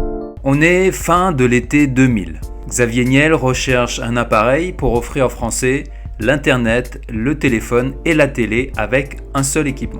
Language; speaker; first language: French; native; French